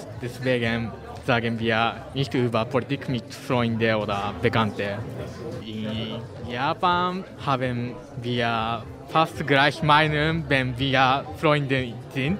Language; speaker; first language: German; non-native, learner; Japanese